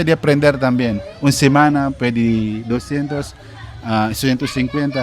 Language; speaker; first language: Spanish; non-native, learner; Filipino